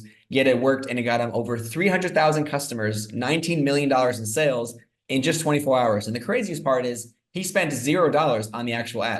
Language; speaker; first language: English; native; English